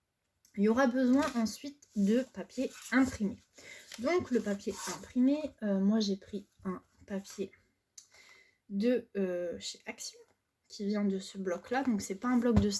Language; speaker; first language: French; native; French